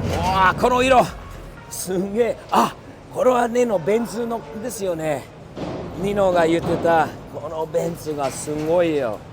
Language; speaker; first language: Japanese; non-native, fluent; English